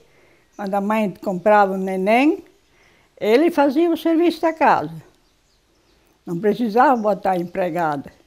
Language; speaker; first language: Portuguese; non-native, local second language; German